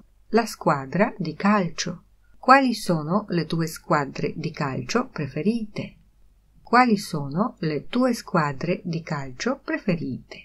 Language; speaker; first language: Italian; non-native, fluent; Polish